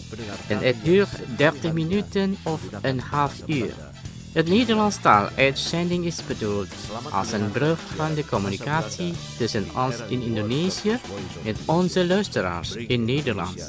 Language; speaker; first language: Dutch; non-native, learner; Indonesian